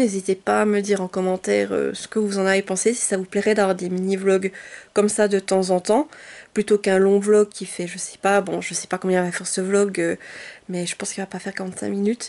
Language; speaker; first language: French; native; French